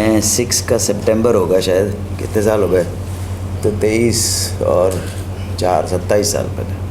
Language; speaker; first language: Hindi; native; Hindi